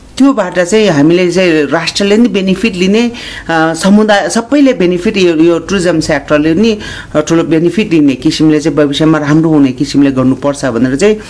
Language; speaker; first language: Nepali; non-native, local second language; Sherpa